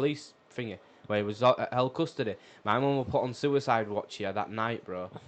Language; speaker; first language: English; native; English